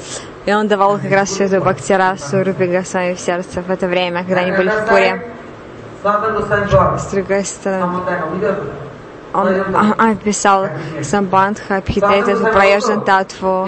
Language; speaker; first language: Russian; non-native, learner; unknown